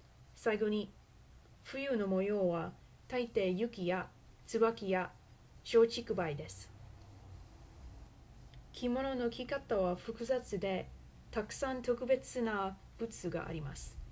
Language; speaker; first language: Japanese; non-native, learner; English